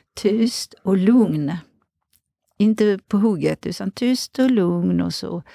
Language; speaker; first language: Swedish; non-native, fluent; French